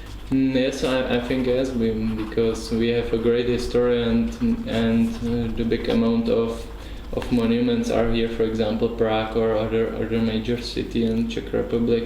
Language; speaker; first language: English; non-native, learner; Czech